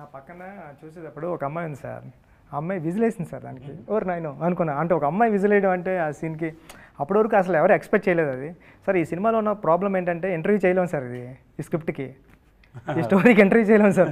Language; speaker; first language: Telugu; native; Telugu